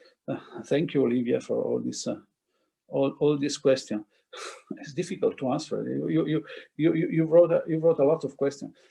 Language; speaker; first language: English; non-native, fluent; Italian